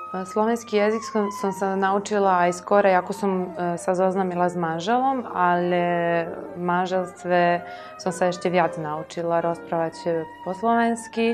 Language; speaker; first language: Slovak; non-native, local second language; Serbian